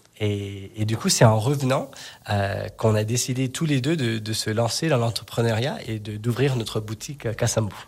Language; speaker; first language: French; non-native, fluent; English